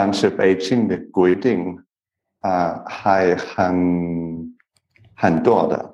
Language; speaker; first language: Chinese; non-native, learner; English